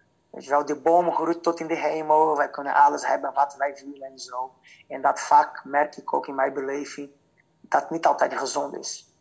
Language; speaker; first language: Dutch; non-native, fluent; Portuguese